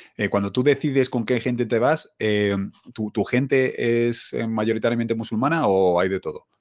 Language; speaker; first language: Spanish; native; Spanish